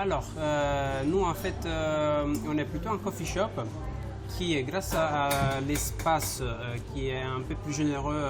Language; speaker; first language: French; non-native, fluent; Italian